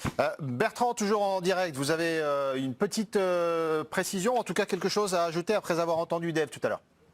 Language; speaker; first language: French; native; French